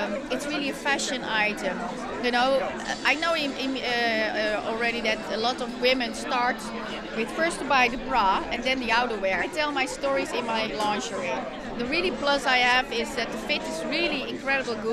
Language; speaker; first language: English; non-native, fluent; Dutch